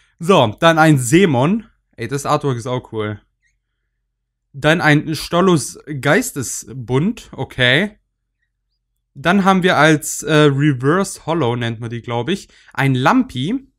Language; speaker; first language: German; native; German